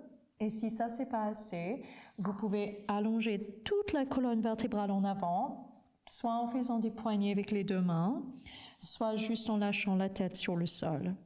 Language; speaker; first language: French; non-native, fluent; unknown